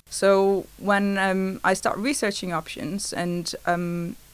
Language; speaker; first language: English; non-native, fluent; Portuguese